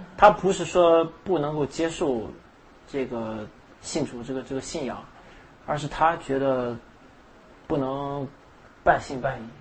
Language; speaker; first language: Chinese; native; Chinese